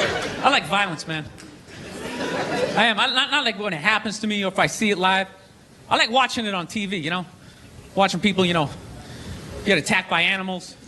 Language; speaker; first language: English; native; English